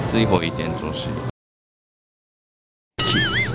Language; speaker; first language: Chinese; non-native, fluent; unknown